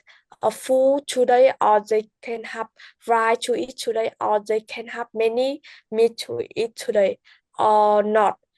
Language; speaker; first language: English; non-native, learner; Vietnamese